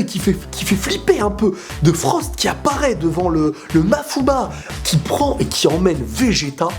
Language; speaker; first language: French; native; French